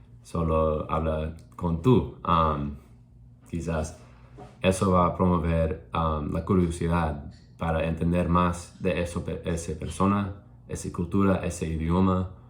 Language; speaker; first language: Spanish; non-native, learner; English